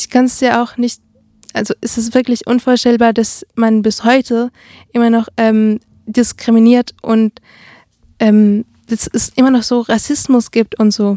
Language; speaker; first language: German; early bilingual, other home language; Arabic